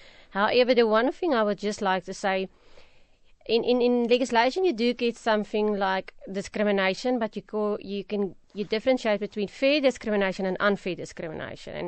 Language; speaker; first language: English; non-native, local second language; Afrikaans